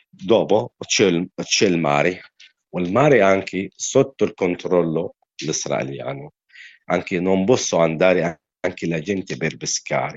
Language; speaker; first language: Italian; non-native, learner; Arabic